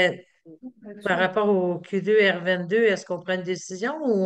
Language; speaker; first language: French; native; French